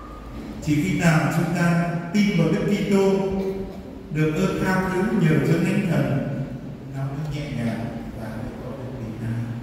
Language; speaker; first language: Vietnamese; native; Vietnamese